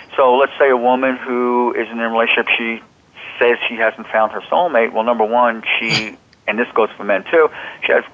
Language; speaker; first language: English; native; English